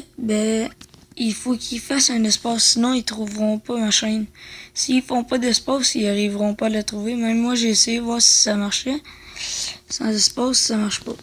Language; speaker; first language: French; native; French